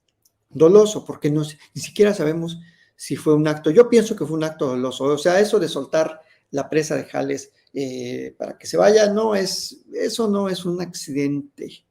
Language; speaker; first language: Spanish; native; Spanish